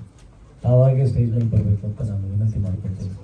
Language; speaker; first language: Kannada; native; Kannada